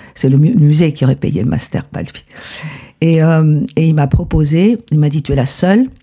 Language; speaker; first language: French; non-native, fluent; Spanish